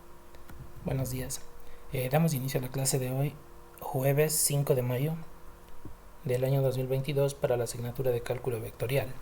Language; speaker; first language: Spanish; native; Spanish